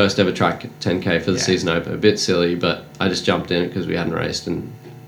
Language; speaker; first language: English; native; English